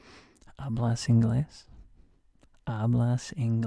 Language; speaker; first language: Spanish; non-native, learner; English